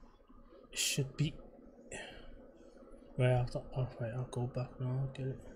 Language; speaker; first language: English; native; English